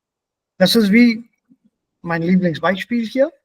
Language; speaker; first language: German; non-native, fluent; Hindi